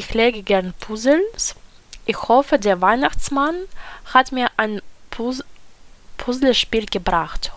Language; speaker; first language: German; non-native, learner; Ukrainian